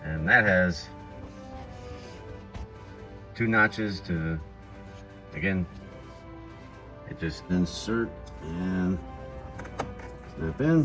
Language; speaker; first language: English; native; English